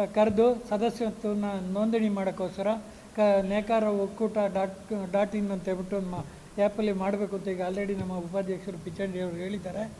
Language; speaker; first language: Kannada; non-native, local second language; Tamil